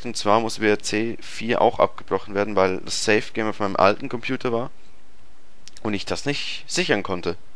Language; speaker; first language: German; native; German